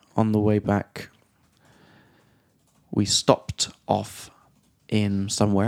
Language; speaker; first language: English; native; English